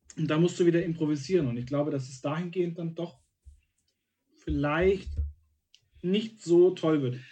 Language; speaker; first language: German; native; German